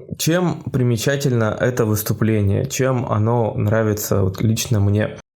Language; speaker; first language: Russian; native; Russian